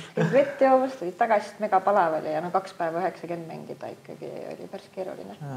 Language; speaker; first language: Estonian; native; Estonian